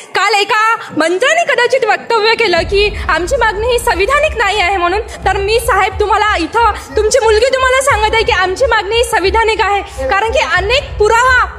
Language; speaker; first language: Marathi; non-native, local second language; Lambadi